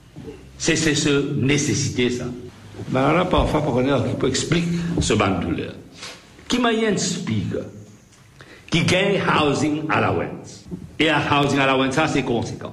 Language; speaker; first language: French; non-native, local second language; Morisyen